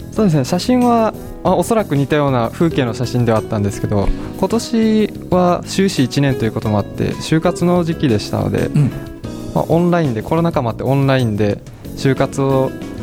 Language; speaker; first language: Japanese; native; Japanese